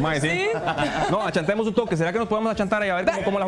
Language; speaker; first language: Spanish; native; Spanish